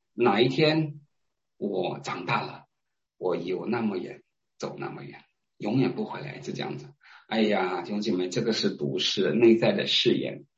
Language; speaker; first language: Chinese; non-native, local second language; Hakka Chinese